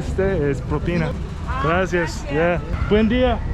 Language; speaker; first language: Spanish; non-native, learner; English